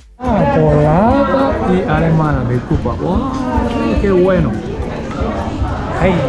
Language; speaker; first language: Spanish; non-native, learner; Japanese